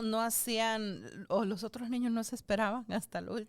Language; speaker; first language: Spanish; native; Spanish